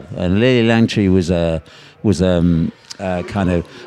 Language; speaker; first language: English; native; English